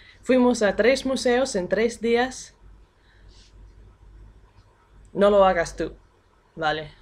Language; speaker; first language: Spanish; non-native, fluent; English